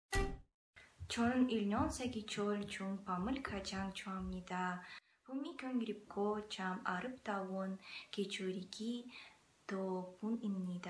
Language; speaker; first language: Korean; non-native, learner; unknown